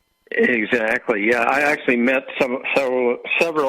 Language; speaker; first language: English; native; English